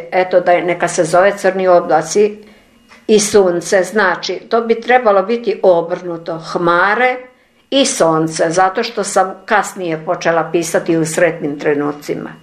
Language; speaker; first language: Serbian; non-native, local second language; Ukrainian